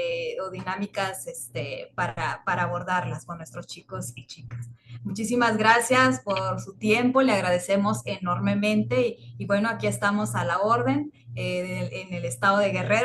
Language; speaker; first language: Spanish; native; Spanish